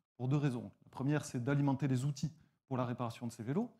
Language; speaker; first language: French; native; French